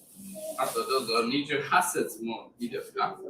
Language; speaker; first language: Japanese; non-native, learner; English